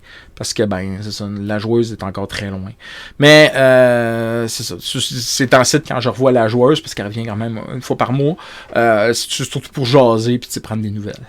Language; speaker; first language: French; native; French